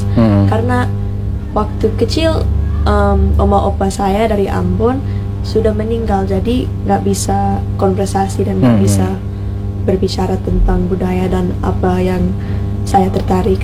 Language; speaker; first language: Indonesian; non-native, learner; English